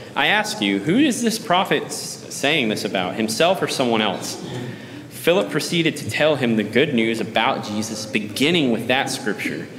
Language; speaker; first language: English; native; English